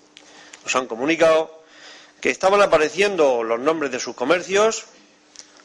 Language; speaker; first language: Spanish; native; Spanish